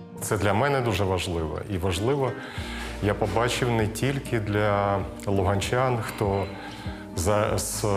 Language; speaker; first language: Ukrainian; non-native, local second language; Russian